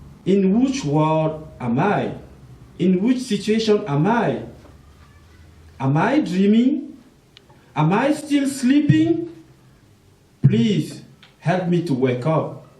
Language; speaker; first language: English; non-native, local second language; French